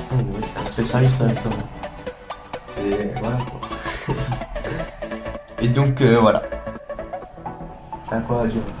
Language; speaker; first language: French; native; French